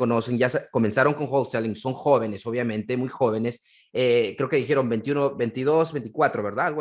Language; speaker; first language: Spanish; native; Spanish